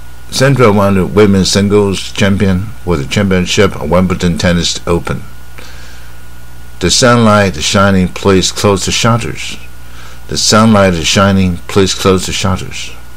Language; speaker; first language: English; non-native, fluent; Chinese